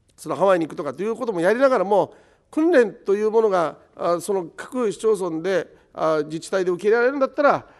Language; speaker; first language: Japanese; native; Japanese